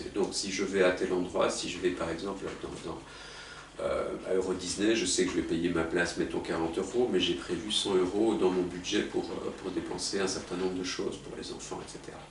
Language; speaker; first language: French; native; French